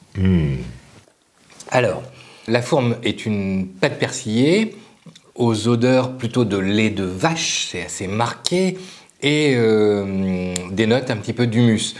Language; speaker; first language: French; native; French